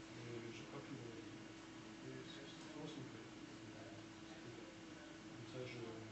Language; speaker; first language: French; non-native, fluent; Russian